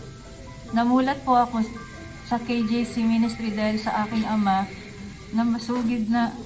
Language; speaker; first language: Filipino; native; Filipino